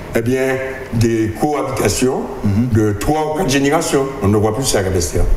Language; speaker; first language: French; native; French